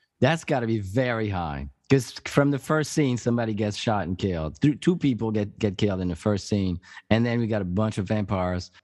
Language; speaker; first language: English; non-native, fluent; French